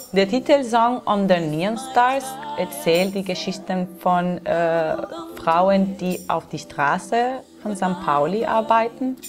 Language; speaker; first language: German; non-native, fluent; Spanish